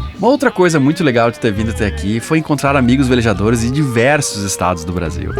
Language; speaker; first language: Portuguese; native; Portuguese